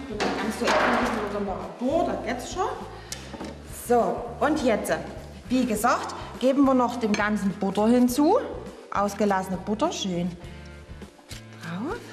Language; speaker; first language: German; native; German